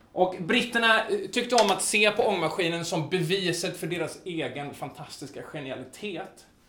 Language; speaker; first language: Swedish; native; Swedish